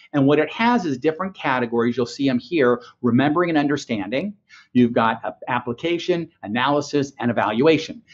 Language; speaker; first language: English; native; English